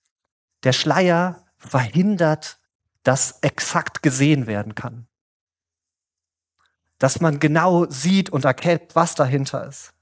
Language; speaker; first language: German; native; German